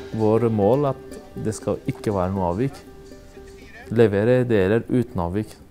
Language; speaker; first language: Norwegian; non-native, fluent; Turkish